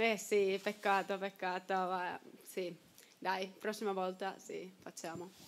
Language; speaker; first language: Italian; non-native, learner; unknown